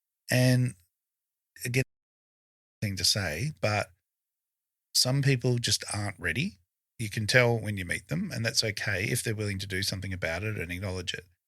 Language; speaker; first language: English; native; English